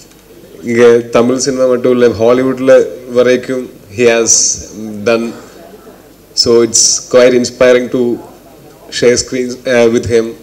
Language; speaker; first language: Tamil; non-native, learner; Malayalam